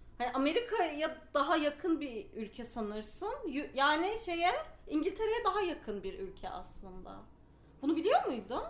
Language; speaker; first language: Turkish; native; Turkish